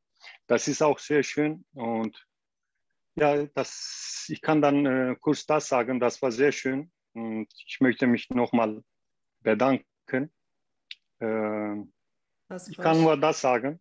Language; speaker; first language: German; non-native, learner; Turkish